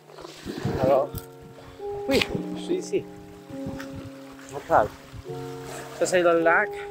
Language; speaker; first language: French; non-native, local second language; English